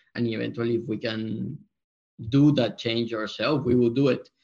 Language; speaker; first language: English; non-native, fluent; Spanish